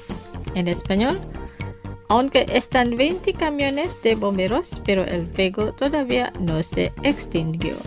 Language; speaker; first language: Spanish; non-native, fluent; Indonesian